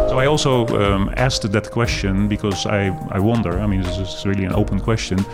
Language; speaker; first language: English; non-native, fluent; Dutch